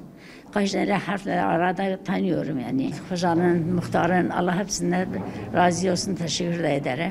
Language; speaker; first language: Turkish; non-native, local second language; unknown